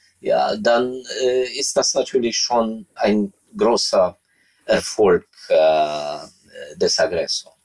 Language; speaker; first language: German; non-native, fluent; Ukrainian